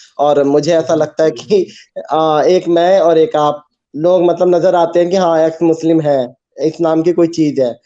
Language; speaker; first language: Hindi; native; Hindi